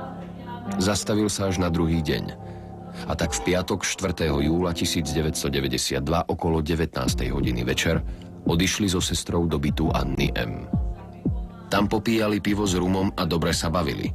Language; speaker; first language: Slovak; native; Slovak